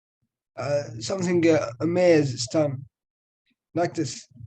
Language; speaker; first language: English; non-native, learner; Arabic